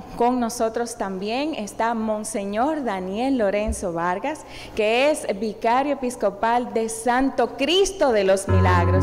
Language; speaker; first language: Spanish; native; Spanish